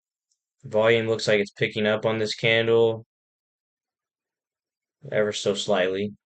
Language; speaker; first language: English; native; English